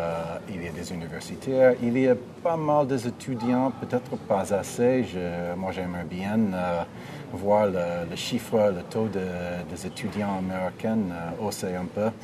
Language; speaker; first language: French; non-native, fluent; English